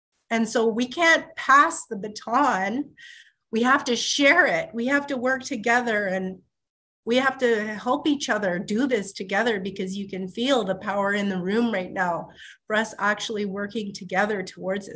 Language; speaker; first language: English; native; English